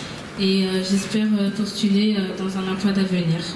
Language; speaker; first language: French; early bilingual, other home language; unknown